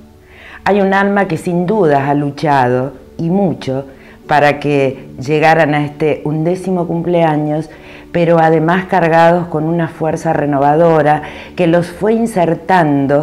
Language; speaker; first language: Spanish; native; Spanish